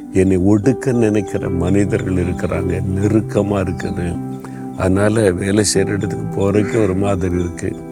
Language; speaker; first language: Tamil; native; Tamil